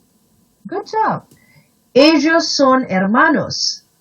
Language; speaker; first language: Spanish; non-native, fluent; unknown